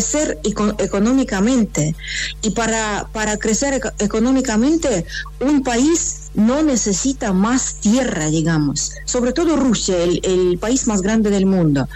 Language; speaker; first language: Spanish; non-native, fluent; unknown